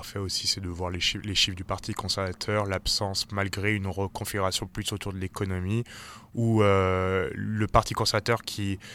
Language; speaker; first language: French; native; French